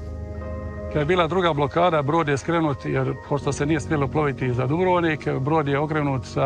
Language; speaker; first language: Croatian; native; Croatian